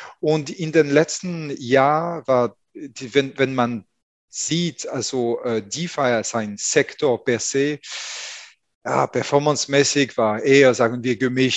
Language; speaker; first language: German; non-native, fluent; French